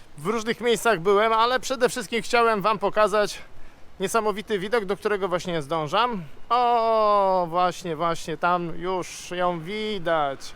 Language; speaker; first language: Polish; native; Polish